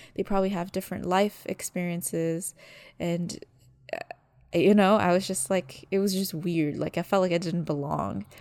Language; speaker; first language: English; early bilingual, other home language; Malagasy